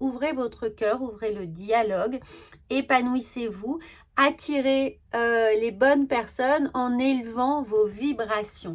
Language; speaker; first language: French; native; French